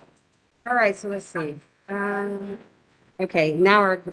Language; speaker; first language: English; native; English